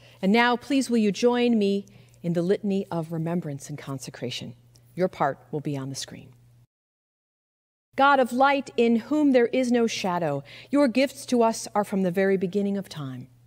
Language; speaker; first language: English; native; English